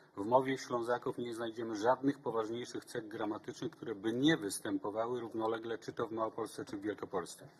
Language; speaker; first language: Polish; native; Polish